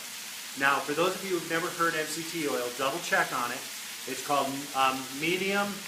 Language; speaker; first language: English; native; English